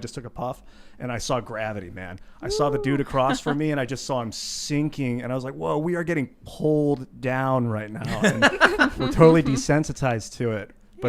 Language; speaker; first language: English; native; English